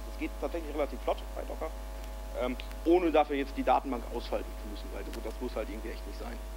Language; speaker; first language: German; native; German